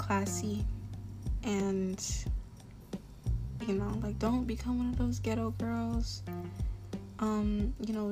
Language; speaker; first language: English; native; English